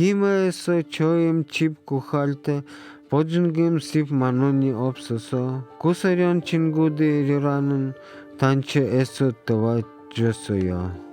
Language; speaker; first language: Korean; non-native, learner; Russian